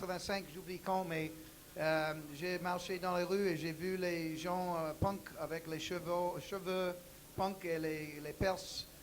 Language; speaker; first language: French; non-native, learner; English